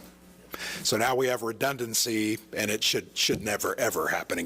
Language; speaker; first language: English; native; English